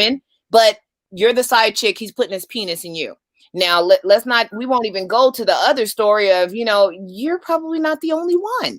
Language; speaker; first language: English; native; English